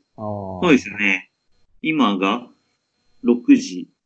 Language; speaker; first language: Japanese; native; Japanese